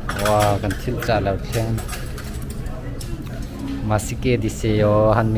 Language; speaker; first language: Korean; non-native, learner; Mizo